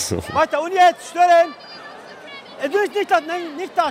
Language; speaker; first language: German; non-native, fluent; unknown